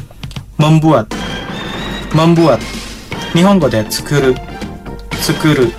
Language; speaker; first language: Japanese; non-native, fluent; Indonesian